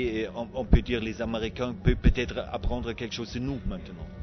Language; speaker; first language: French; non-native, fluent; German